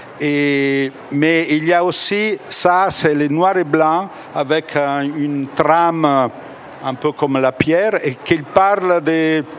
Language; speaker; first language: French; non-native, fluent; Italian